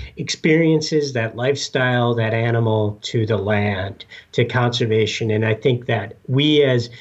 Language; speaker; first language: English; native; English